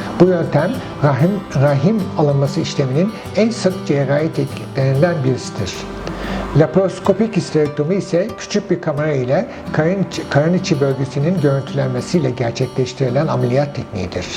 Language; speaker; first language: Turkish; native; Turkish